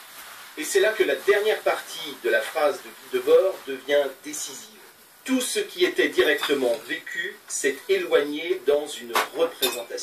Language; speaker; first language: French; native; French